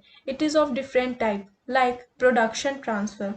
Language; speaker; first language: English; non-native, local second language; Hindi